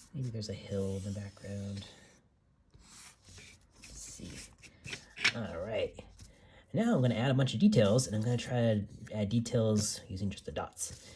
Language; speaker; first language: English; native; English